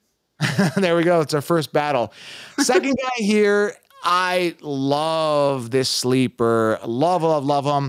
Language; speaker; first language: English; native; English